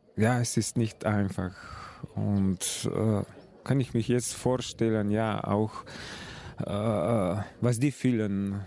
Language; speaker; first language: German; non-native, fluent; Slovenian